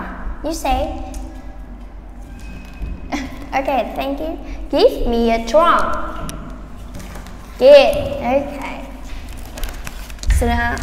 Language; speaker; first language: English; non-native, fluent; Vietnamese